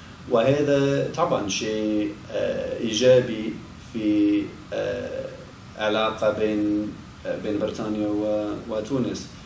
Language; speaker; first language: Arabic; non-native, learner; English